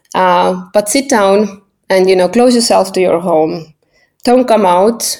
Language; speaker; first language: English; non-native, fluent; Estonian